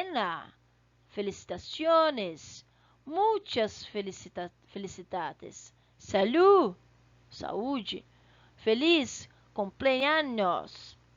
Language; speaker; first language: Spanish; non-native, fluent; Portuguese